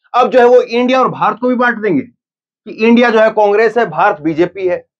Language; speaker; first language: Hindi; native; Hindi